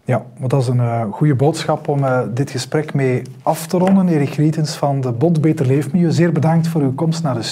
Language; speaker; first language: Dutch; native; Dutch